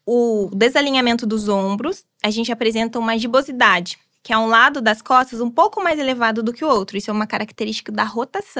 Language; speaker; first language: Portuguese; native; Portuguese